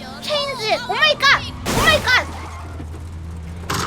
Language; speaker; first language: English; non-native, learner; Korean